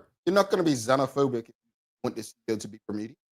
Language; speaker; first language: English; native; English